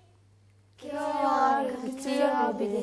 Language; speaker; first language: Japanese; non-native, learner; Mongolian